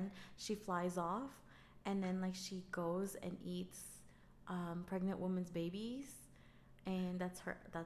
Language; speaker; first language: English; non-native, local second language; Filipino